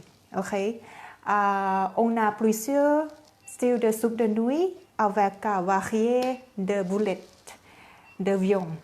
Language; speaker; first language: French; non-native, fluent; Thai